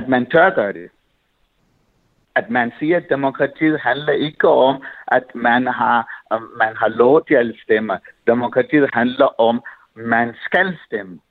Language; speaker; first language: Danish; non-native, fluent; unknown